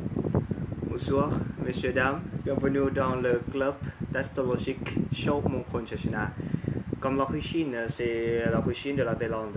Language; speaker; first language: French; non-native, learner; Thai